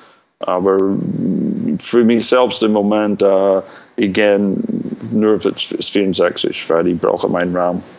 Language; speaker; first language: German; non-native, fluent; English